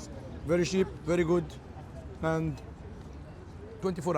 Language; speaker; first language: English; non-native, learner; Arabic